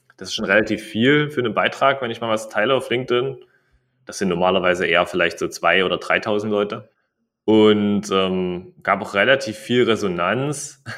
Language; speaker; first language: German; native; German